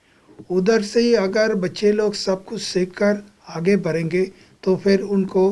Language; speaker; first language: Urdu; non-native, fluent; Bangla